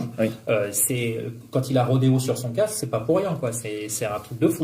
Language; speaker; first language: French; native; French